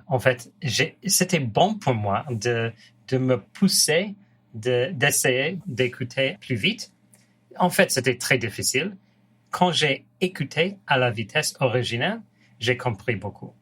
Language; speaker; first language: French; non-native, fluent; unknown